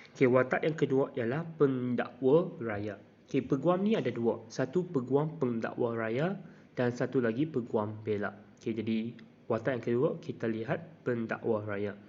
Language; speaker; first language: Malay; non-native, local second language; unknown